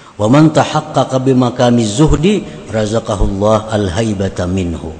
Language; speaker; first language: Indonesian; non-native, local second language; Banjar